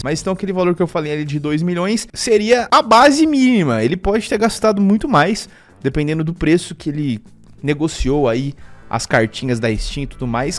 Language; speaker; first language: Portuguese; native; Portuguese